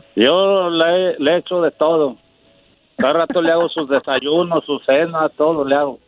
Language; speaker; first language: Spanish; native; Spanish